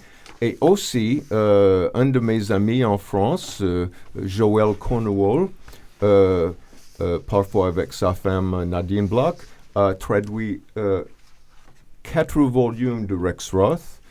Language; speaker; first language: French; non-native, fluent; English